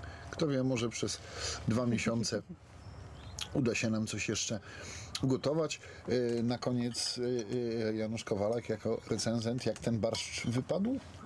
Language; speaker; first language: Polish; native; Polish